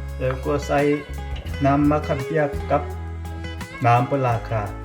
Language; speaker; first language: Thai; non-native, learner; Korean